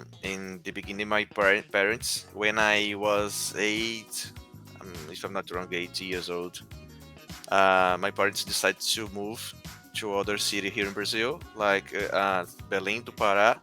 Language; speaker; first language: English; non-native, learner; Portuguese